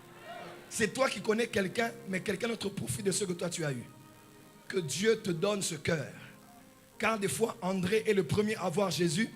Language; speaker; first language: French; non-native, local second language; Lingala